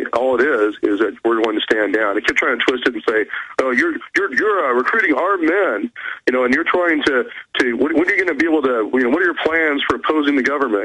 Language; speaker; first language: English; native; English